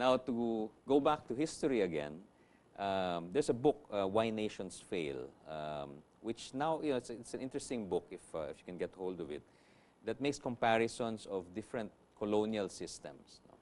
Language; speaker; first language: English; non-native, local second language; Filipino